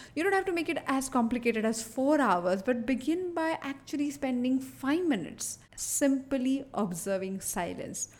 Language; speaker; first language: English; non-native, local second language; Hindi